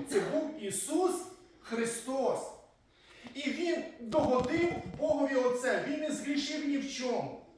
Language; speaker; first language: Ukrainian; native; Ukrainian